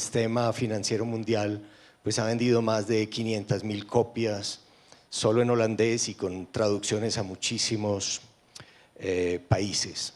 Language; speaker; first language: Spanish; native; Spanish